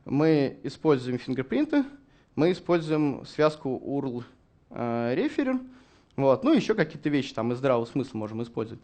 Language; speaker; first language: Russian; native; Russian